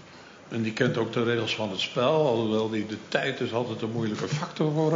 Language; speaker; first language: Dutch; native; Dutch